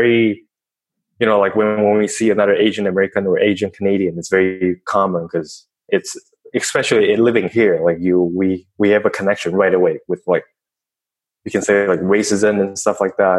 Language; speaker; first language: English; non-native, fluent; Chinese